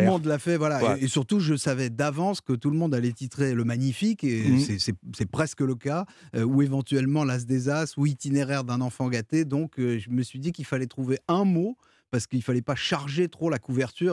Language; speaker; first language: French; native; French